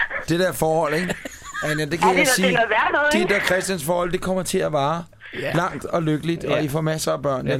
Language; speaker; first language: Danish; native; Danish